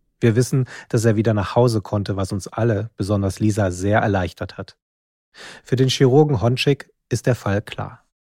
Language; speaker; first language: German; native; German